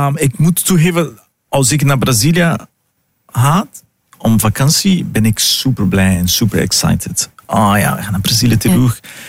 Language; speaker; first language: Dutch; non-native, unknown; Portuguese